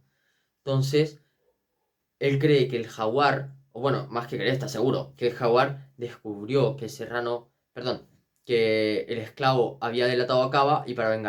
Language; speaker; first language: Spanish; native; Spanish